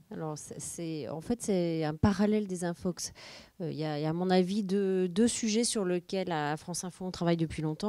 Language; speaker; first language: French; native; French